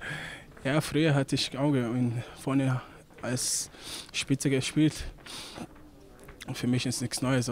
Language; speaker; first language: German; non-native, learner; Portuguese